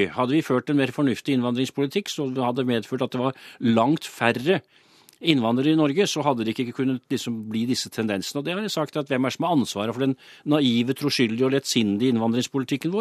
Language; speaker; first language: Norwegian; native; Norwegian